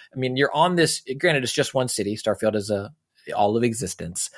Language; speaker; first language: English; native; English